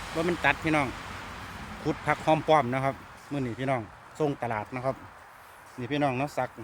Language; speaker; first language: Thai; native; Thai